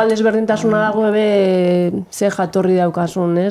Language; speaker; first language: Basque; native; Basque